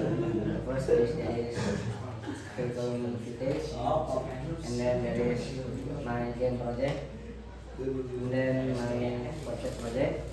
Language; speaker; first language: English; non-native, learner; Indonesian